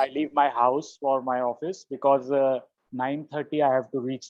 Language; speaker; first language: English; non-native, learner; Hindi